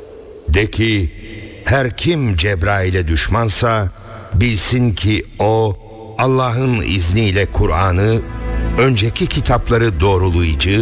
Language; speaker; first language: Turkish; native; Turkish